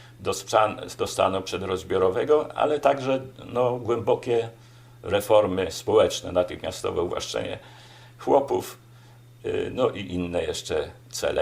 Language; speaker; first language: Polish; native; Polish